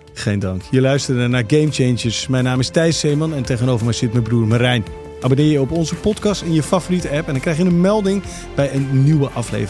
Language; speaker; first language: Dutch; native; Dutch